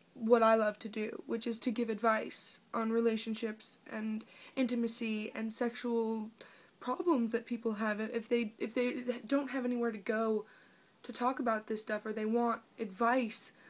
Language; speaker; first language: English; native; English